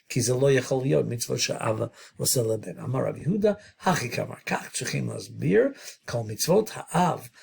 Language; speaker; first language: Hebrew; non-native, fluent; English